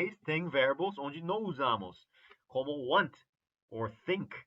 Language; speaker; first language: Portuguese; non-native, fluent; English